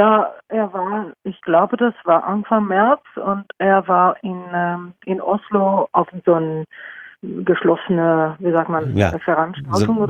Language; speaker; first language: German; non-native, fluent; Norwegian